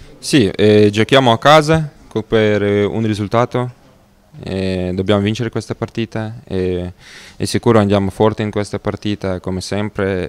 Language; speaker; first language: Italian; non-native, learner; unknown